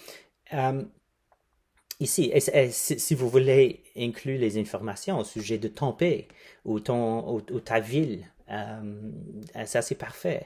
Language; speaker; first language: French; non-native, fluent; English